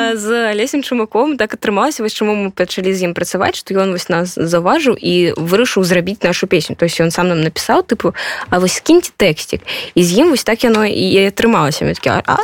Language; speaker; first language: Belarusian; non-native, local second language; Russian